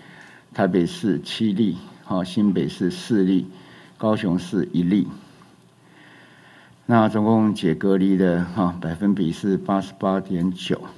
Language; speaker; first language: Chinese; native; Chinese